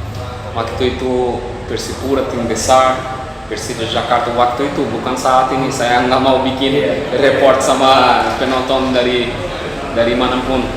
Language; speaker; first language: Indonesian; non-native, fluent; Portuguese